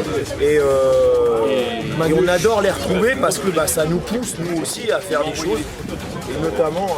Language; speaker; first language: French; native; French